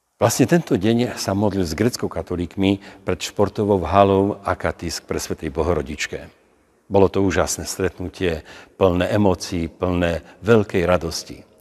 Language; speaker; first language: Slovak; native; Slovak